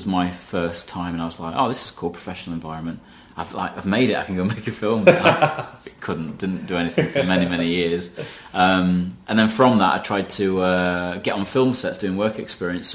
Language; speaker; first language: English; native; English